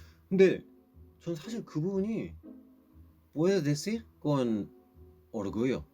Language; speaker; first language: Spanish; non-native, learner; Korean